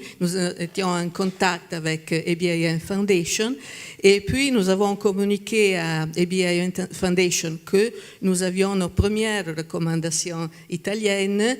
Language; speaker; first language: French; non-native, fluent; Italian